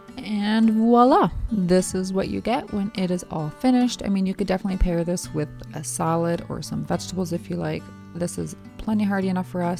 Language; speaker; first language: English; native; English